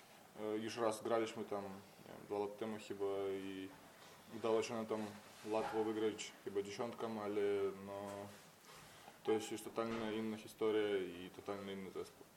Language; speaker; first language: Polish; non-native, fluent; Belarusian